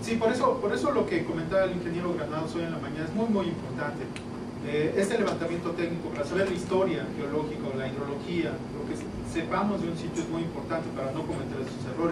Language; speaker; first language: Spanish; native; Spanish